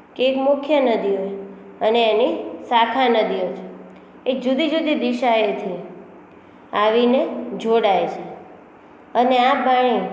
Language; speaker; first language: Gujarati; native; Gujarati